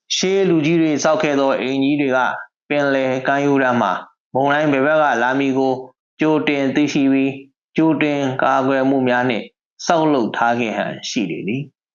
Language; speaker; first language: Burmese; native; Burmese